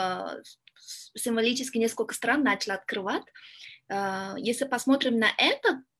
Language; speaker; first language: Russian; non-native, learner; Kyrgyz